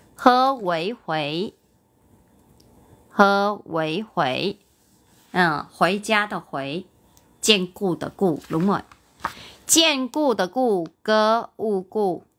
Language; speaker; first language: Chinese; non-native, learner; Vietnamese